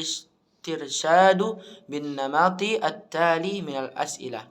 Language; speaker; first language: Arabic; non-native, learner; Indonesian